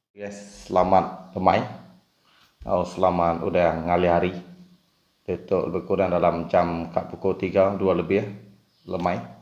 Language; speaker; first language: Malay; non-native, local second language; Iban